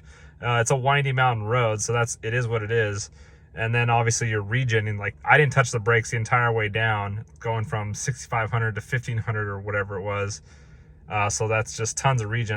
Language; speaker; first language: English; native; English